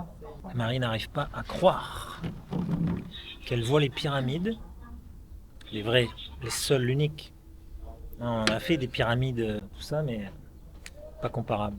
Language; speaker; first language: French; native; French